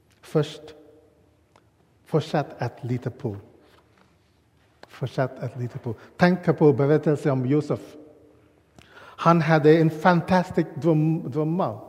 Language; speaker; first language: Swedish; non-native, learner; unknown